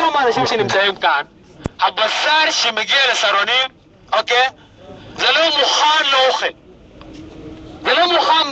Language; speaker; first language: Hebrew; non-native, fluent; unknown